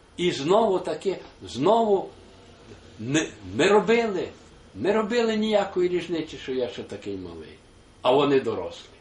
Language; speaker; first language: Ukrainian; native; Ukrainian